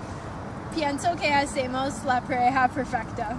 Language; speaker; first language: Spanish; non-native, learner; English